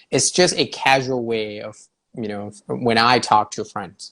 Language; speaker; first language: English; non-native, fluent; Thai